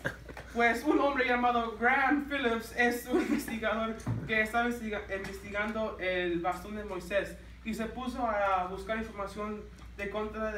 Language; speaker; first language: Spanish; non-native, learner; English